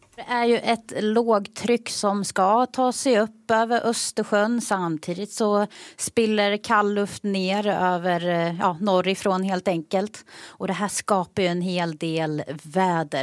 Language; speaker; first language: Swedish; native; Swedish